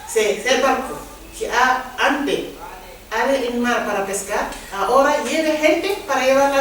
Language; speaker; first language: Spanish; non-native, learner; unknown